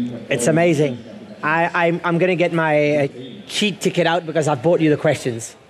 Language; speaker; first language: English; non-native, learner; Spanish